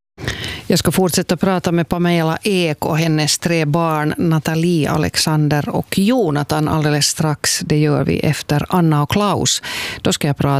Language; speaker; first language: Swedish; native; Swedish